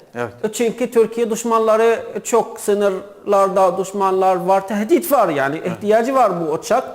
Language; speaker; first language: Turkish; non-native, learner; Arabic